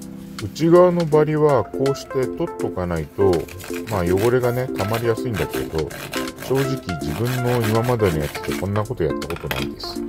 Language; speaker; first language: Japanese; native; Japanese